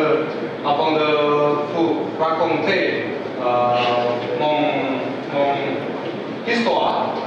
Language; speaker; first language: French; non-native, learner; Indonesian